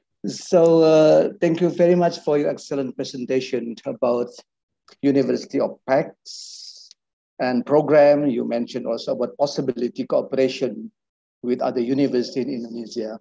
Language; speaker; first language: English; non-native, fluent; Indonesian